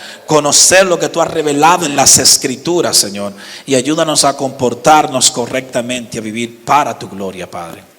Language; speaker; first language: Spanish; native; Spanish